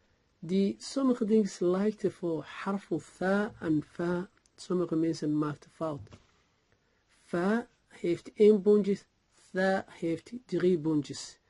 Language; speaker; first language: Dutch; non-native, learner; Somali